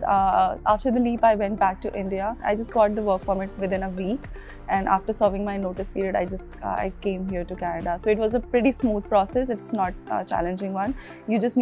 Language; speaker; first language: English; non-native, local second language; Hindi